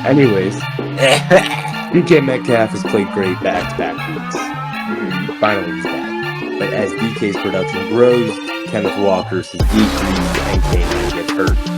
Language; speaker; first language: English; native; English